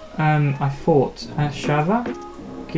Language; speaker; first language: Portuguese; non-native, learner; English